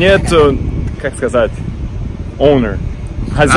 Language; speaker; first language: Russian; non-native, fluent; Portuguese